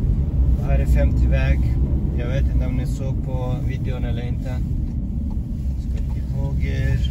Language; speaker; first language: Swedish; non-native, fluent; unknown